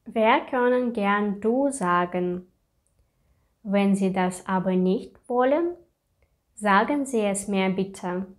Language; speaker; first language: German; non-native, fluent; Russian